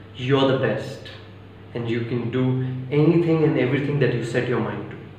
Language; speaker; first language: English; non-native, local second language; Maithili